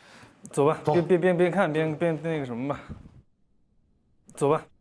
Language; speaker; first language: Chinese; native; Chinese